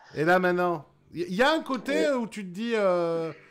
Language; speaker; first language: French; native; French